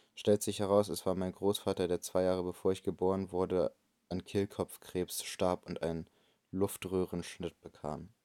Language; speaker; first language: German; native; German